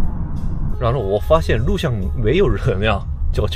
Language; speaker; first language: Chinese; non-native, learner; Korean